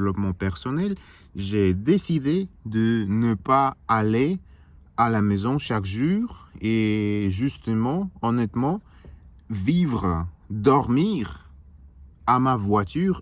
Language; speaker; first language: French; non-native, learner; Russian